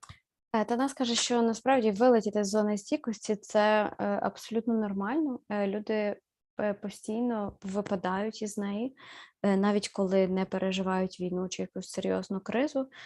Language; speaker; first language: Ukrainian; native; Ukrainian